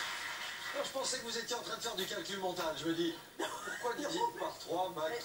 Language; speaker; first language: French; native; French